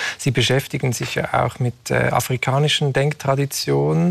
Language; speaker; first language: German; native; German